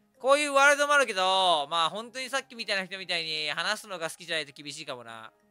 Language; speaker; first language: Japanese; native; Japanese